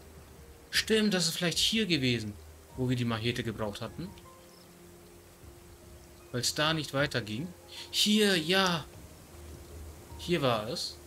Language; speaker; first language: German; native; German